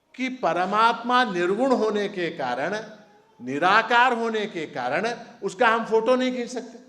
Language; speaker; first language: Hindi; non-native, local second language; Marathi